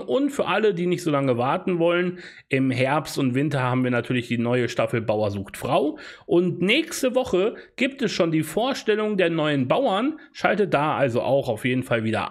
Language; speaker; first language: German; native; German